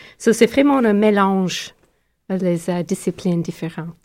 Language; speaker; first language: French; non-native, learner; English